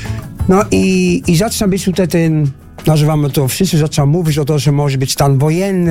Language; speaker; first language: Polish; early bilingual, heritage; Dutch